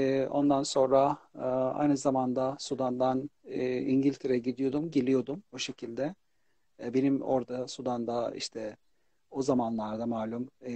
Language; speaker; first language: Turkish; non-native, fluent; Arabic